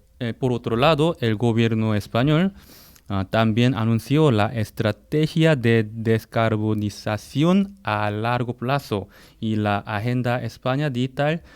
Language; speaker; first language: Spanish; non-native, fluent; Korean